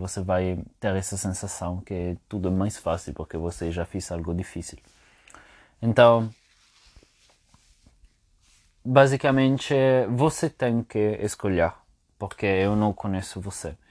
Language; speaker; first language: Portuguese; non-native, fluent; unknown